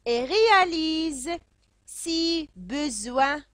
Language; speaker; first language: French; non-native, local second language; Arabic